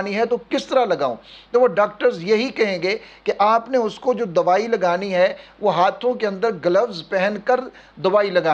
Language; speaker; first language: Urdu; native; Urdu